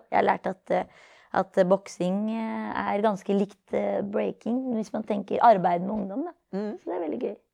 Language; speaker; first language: Norwegian; early bilingual, other home language; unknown